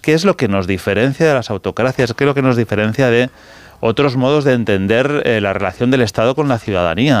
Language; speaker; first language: Spanish; native; Spanish